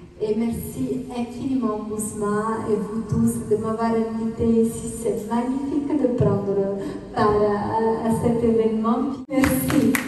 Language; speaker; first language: French; non-native, fluent; Italian